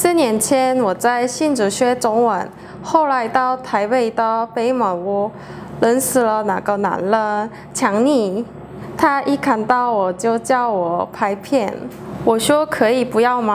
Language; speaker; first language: Chinese; non-native, fluent; Korean